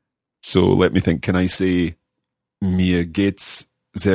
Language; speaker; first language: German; non-native, learner; English